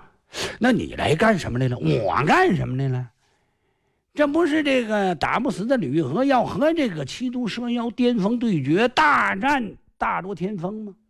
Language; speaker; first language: Chinese; native; Chinese